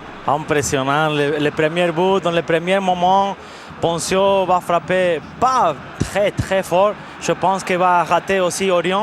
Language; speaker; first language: French; non-native, fluent; Spanish